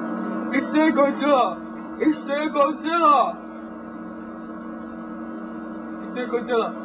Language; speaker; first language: German; non-native, learner; English